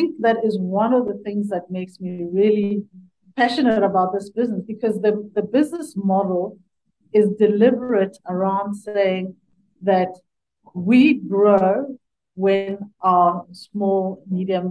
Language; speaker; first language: English; non-native, local second language; Northern Sotho